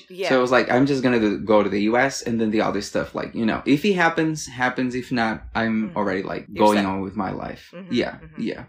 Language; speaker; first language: English; non-native, fluent; Portuguese